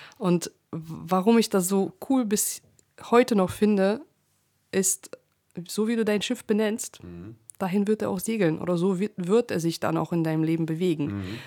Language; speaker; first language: German; early bilingual, other home language; Russian